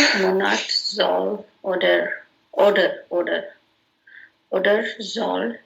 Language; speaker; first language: German; non-native, learner; Hindi